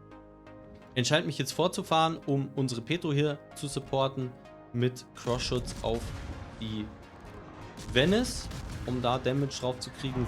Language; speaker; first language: German; native; German